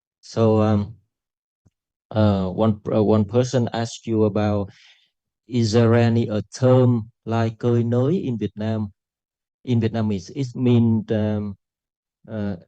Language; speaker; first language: English; non-native, local second language; Vietnamese